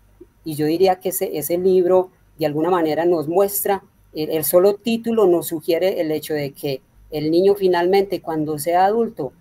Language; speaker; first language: Spanish; native; Spanish